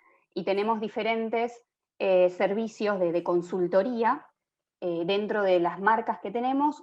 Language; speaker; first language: Spanish; native; Spanish